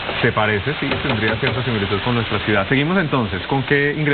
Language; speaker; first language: Spanish; native; Spanish